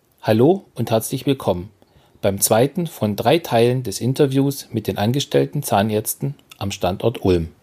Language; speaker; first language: German; native; German